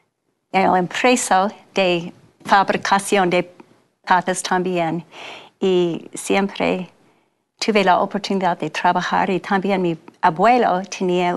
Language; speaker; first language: Spanish; non-native, learner; English